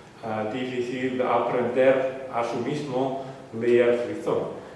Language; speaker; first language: Spanish; non-native, fluent; Western Frisian